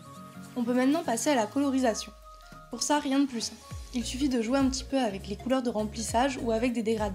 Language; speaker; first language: French; native; French